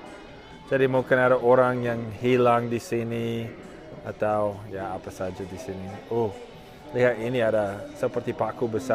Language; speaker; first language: Indonesian; non-native, fluent; English